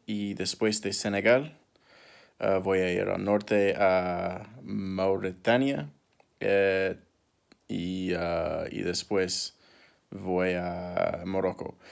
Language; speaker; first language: Spanish; non-native, learner; English